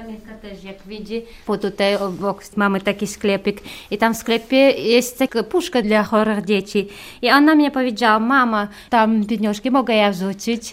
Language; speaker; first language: Polish; non-native, learner; Chechen